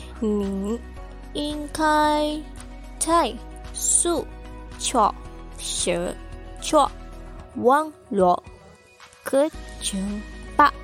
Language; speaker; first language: Chinese; non-native, learner; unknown